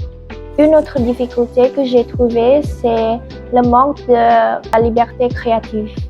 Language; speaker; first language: French; non-native, learner; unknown